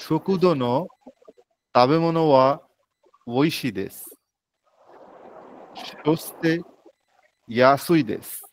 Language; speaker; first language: Japanese; non-native, learner; Bangla